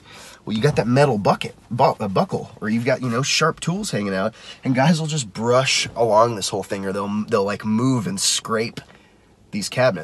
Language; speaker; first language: English; native; English